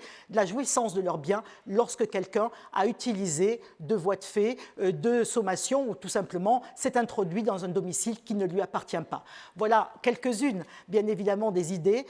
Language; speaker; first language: French; native; French